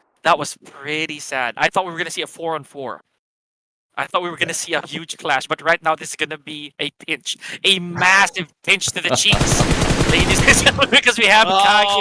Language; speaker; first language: English; non-native, local second language; Filipino